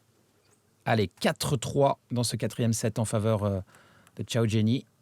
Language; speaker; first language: French; native; French